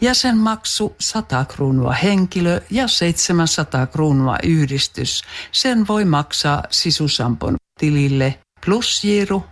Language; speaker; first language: Finnish; native; Finnish